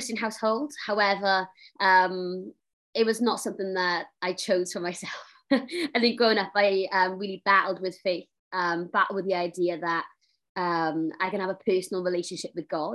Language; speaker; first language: English; native; English